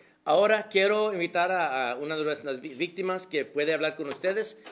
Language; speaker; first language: Spanish; early bilingual, other home language; English